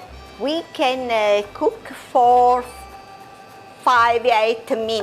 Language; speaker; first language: English; non-native, fluent; Italian